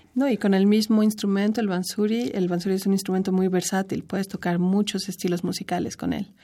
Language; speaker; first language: Spanish; native; Spanish